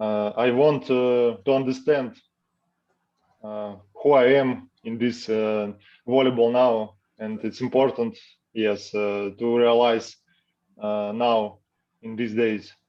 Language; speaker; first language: English; non-native, learner; Russian